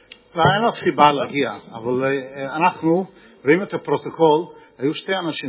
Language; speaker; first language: Hebrew; non-native, fluent; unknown